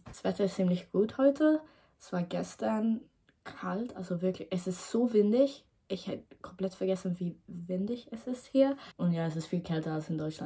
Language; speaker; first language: German; non-native, learner; Swedish